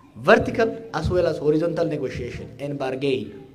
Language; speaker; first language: English; non-native, local second language; Amharic